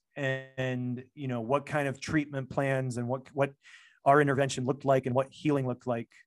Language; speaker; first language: English; native; English